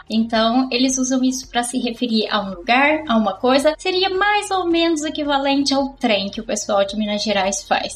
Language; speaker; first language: Portuguese; native; Portuguese